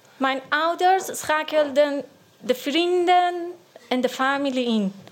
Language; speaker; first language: Dutch; non-native, learner; Persian